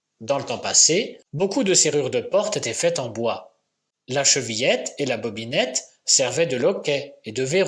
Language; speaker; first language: French; native; French